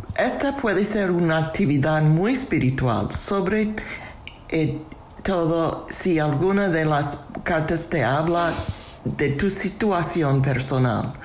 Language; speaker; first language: Spanish; non-native, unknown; English